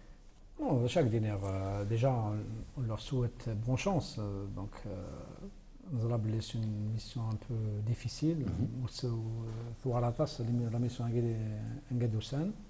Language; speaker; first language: French; non-native, local second language; Kabyle